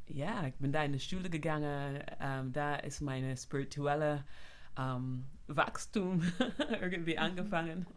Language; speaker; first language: German; non-native, fluent; English